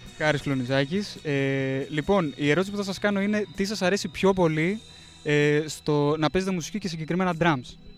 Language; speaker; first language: Greek; native; Greek